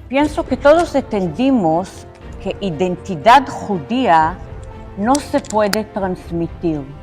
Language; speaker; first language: Spanish; non-native, fluent; Hebrew